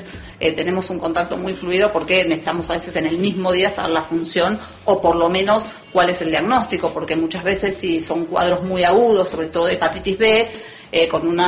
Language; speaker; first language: Spanish; native; Spanish